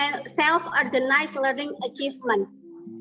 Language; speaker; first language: English; non-native, learner; Indonesian